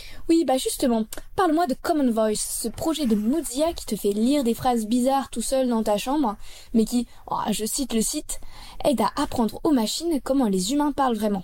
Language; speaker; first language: French; native; French